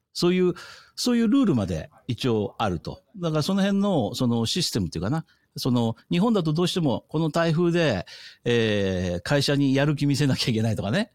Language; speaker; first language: Japanese; native; Japanese